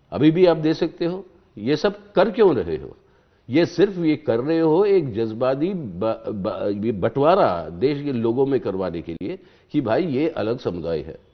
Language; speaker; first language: Hindi; non-native, local second language; Telugu